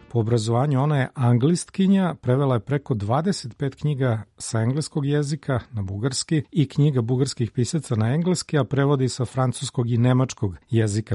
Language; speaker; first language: Serbian; native; Serbian